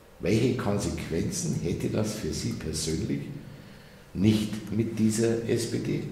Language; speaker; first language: German; native; German